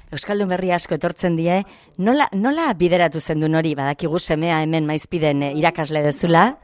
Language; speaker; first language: Basque; native; Basque